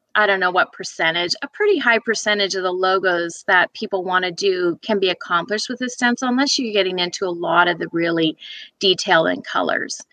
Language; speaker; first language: English; native; English